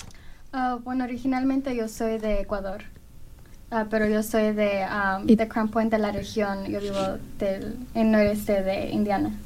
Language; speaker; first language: Spanish; early bilingual, heritage; Spanish